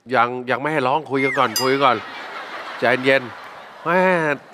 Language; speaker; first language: Thai; native; Thai